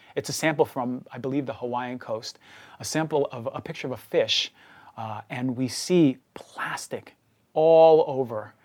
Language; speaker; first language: English; native; English